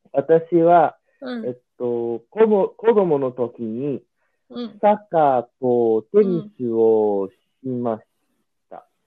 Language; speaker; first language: Japanese; non-native, learner; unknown